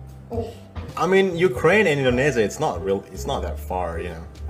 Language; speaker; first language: English; non-native, fluent; Indonesian